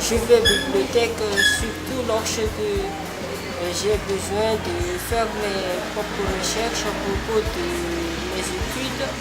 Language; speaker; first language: French; non-native, local second language; Malagasy